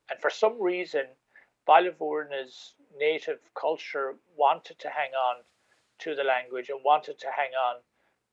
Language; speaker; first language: English; native; English